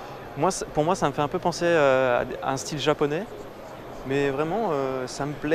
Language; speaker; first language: French; native; French